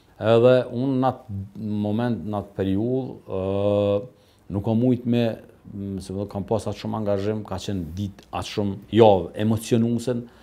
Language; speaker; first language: Albanian; native; Albanian